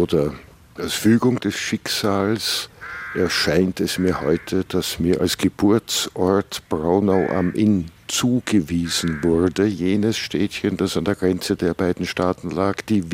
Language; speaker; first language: German; native; German